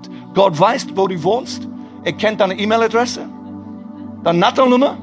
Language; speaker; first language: German; non-native, fluent; English